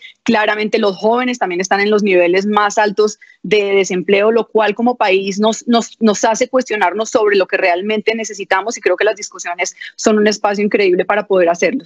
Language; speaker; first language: Spanish; native; Spanish